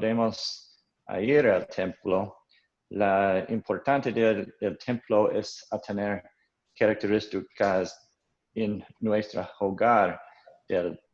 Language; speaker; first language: Spanish; non-native, learner; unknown